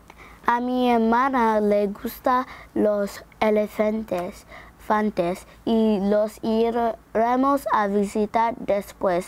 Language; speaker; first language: Spanish; non-native, learner; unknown